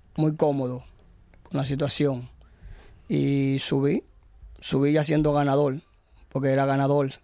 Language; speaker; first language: Spanish; native; Spanish